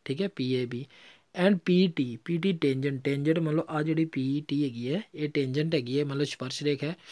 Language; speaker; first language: Hindi; non-native, local second language; Punjabi